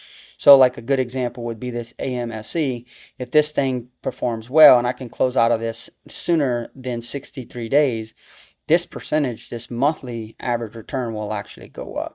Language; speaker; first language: English; native; English